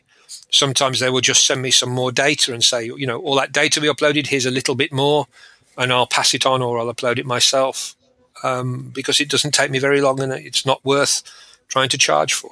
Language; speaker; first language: English; native; English